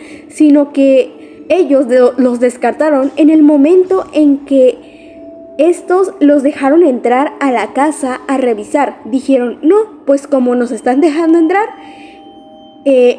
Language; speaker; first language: Spanish; native; Spanish